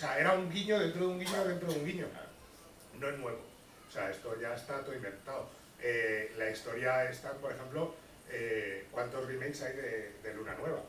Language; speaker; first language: Spanish; native; Spanish